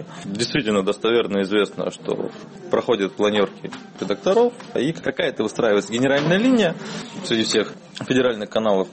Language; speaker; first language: Russian; native; Russian